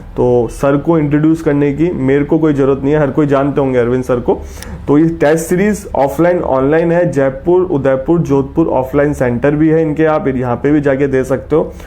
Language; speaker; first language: Hindi; native; Hindi